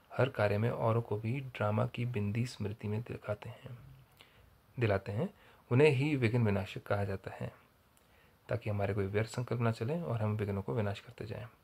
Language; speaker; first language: Hindi; native; Hindi